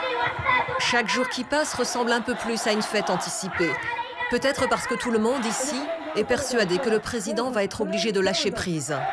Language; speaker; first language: French; native; French